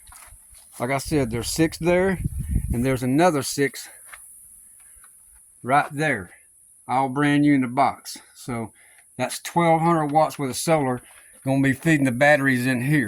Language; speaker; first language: English; native; English